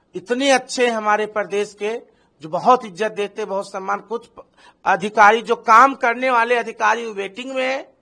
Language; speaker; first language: Hindi; native; Hindi